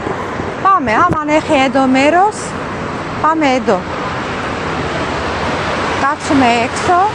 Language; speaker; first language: Greek; non-native, learner; Armenian